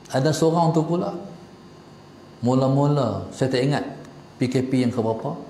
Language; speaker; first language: Malay; native; Malay